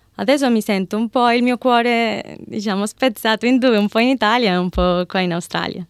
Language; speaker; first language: Italian; non-native, fluent; Spanish